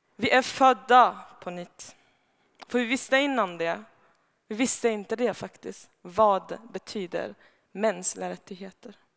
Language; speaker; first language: Swedish; non-native, fluent; Persian